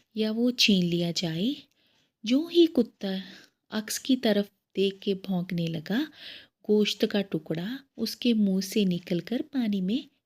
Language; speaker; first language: Hindi; non-native, local second language; Punjabi